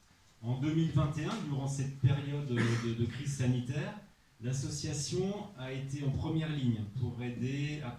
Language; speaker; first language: French; native; French